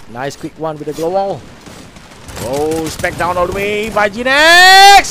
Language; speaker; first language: English; non-native, local second language; Malay